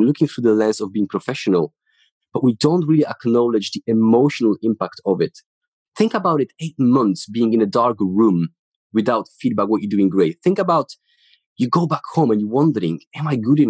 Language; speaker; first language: English; non-native, fluent; Polish